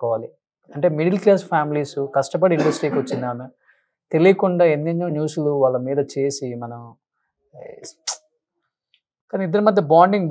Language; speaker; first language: Telugu; native; Telugu